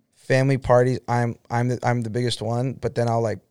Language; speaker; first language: English; early bilingual, other home language; Spanish